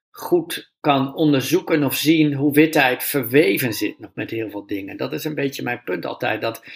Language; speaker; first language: Dutch; native; Dutch